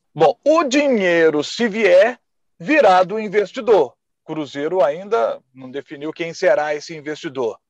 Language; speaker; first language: Portuguese; native; Portuguese